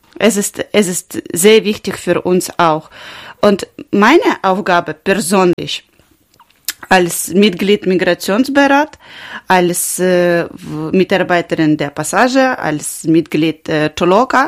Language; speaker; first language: German; non-native, learner; Ukrainian